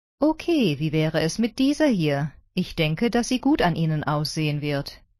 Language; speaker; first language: German; native; German